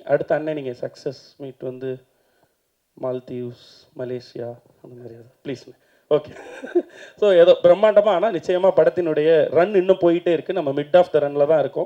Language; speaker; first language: Tamil; native; Tamil